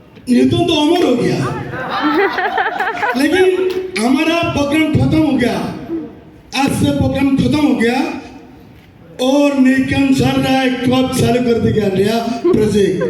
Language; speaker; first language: Hindi; non-native, local second language; Assamese